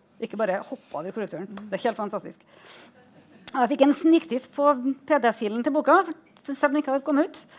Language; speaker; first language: Norwegian; native; Norwegian